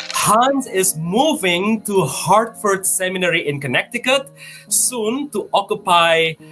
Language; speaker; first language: English; non-native, fluent; Indonesian